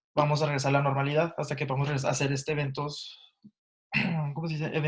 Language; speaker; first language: Spanish; early bilingual, heritage; Spanish